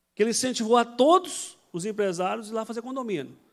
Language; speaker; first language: Portuguese; native; Portuguese